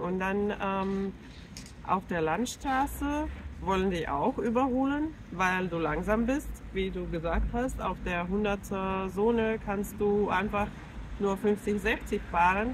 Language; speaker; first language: German; non-native, fluent; Finnish